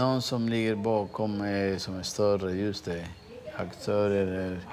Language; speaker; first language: Swedish; early bilingual, heritage; Swedish